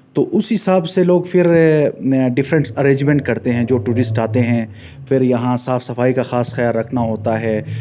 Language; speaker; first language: Urdu; non-native, local second language; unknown